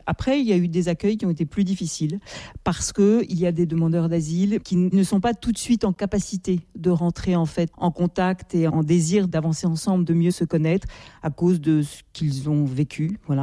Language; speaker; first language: French; native; French